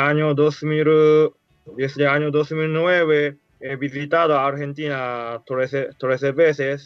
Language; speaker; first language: Spanish; non-native, learner; Japanese